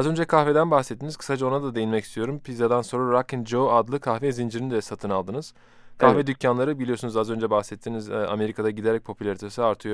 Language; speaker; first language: Turkish; native; Turkish